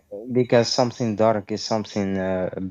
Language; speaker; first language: English; non-native, fluent; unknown